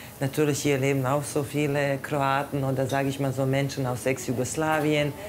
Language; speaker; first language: German; non-native, fluent; Croatian